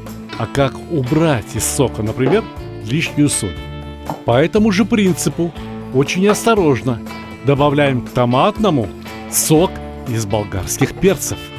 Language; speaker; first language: Russian; native; Russian